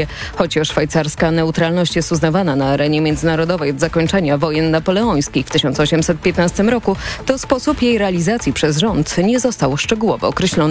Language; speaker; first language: Polish; native; Polish